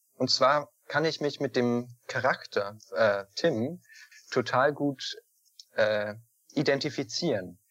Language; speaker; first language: German; native; German